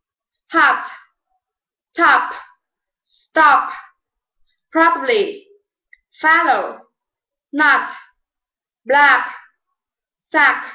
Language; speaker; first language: English; non-native, learner; Vietnamese